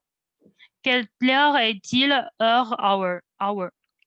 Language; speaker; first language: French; non-native, fluent; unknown